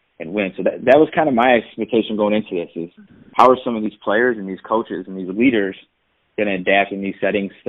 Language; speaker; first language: English; native; English